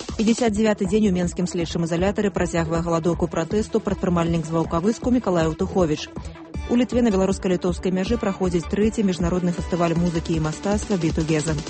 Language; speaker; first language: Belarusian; native; Belarusian